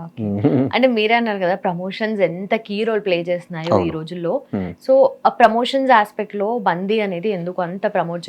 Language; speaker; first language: Telugu; native; Telugu